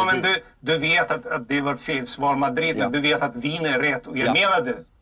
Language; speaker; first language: Swedish; non-native, fluent; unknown